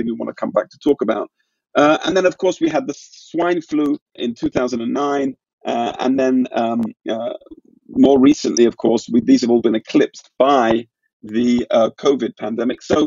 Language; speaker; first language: English; native; English